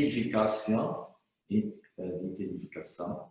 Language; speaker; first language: Portuguese; non-native, fluent; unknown